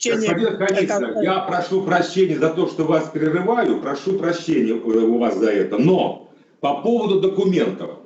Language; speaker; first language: Russian; native; Russian